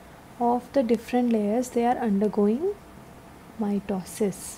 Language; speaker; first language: English; non-native, local second language; Hindi